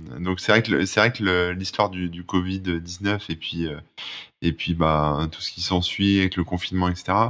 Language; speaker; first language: French; native; French